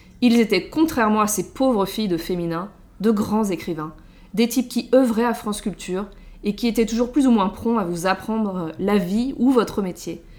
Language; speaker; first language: French; native; French